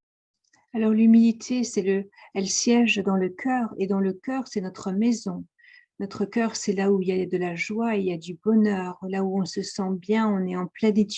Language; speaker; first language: French; native; French